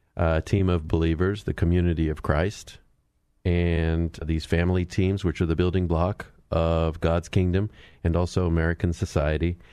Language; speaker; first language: English; native; English